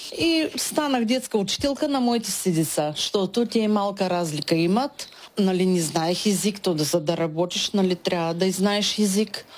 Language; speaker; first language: Bulgarian; non-native, fluent; Russian